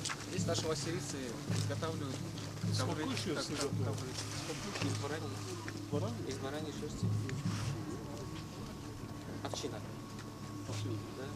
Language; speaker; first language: Russian; non-native, local second language; Kyrgyz